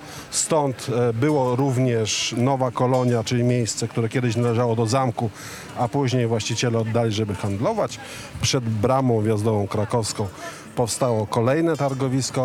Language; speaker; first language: Polish; native; Polish